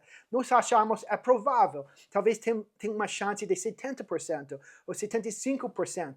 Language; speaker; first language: Portuguese; non-native, fluent; English